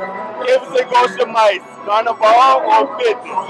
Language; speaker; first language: Portuguese; non-native, learner; English